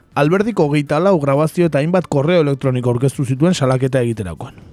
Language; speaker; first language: Basque; early bilingual, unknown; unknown